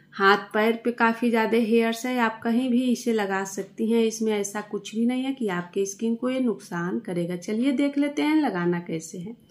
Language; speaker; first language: Hindi; native; Hindi